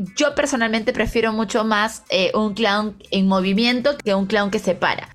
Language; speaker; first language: Spanish; native; Spanish